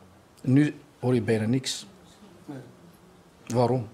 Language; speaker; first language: Dutch; non-native, fluent; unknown